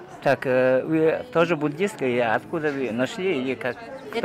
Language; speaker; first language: Russian; non-native, learner; Mongolian